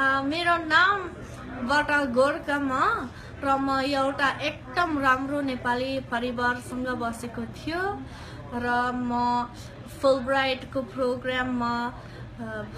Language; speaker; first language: Nepali; non-native, learner; English